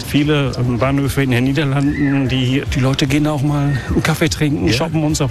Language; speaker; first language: German; native; German